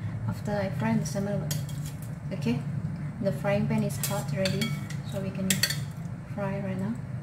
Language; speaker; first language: English; non-native, learner; Indonesian